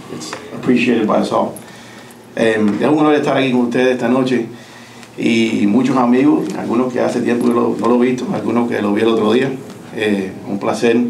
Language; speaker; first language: Spanish; native; Spanish